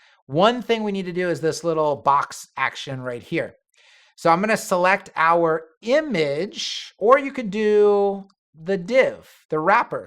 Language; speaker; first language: English; native; English